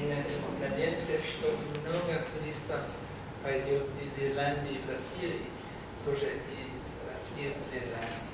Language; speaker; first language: Russian; non-native, learner; English